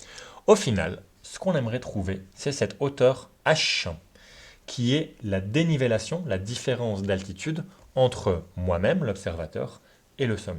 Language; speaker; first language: French; native; French